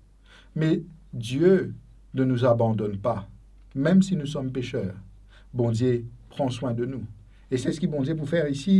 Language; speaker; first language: French; non-native, local second language; Haitian Creole